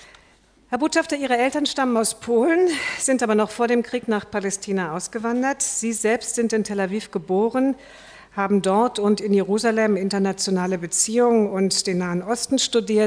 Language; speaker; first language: German; native; German